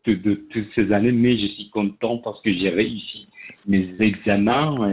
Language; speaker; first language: French; non-native, fluent; Persian